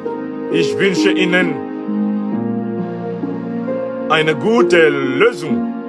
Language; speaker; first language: German; non-native, learner; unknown